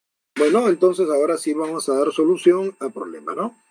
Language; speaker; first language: Spanish; native; Spanish